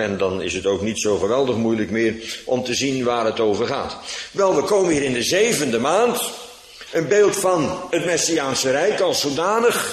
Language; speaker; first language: Dutch; native; Dutch